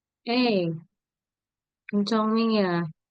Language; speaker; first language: Chinese; non-native, fluent; Indonesian